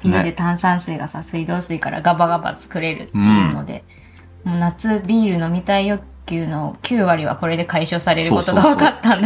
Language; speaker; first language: Japanese; native; Japanese